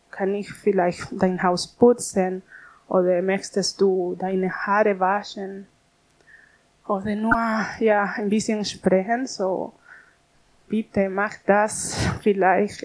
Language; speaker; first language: German; non-native, learner; Spanish